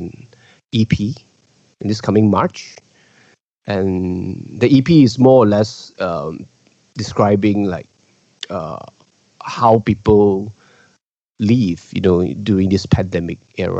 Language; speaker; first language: English; non-native, local second language; Cantonese